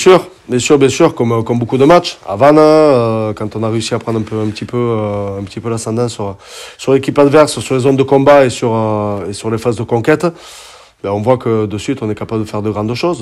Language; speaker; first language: French; native; French